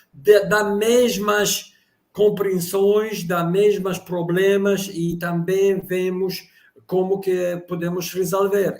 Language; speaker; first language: Portuguese; non-native, fluent; Russian